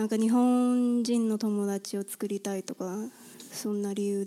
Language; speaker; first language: Japanese; non-native, fluent; English